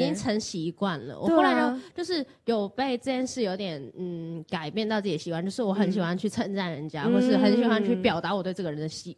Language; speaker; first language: Chinese; native; Chinese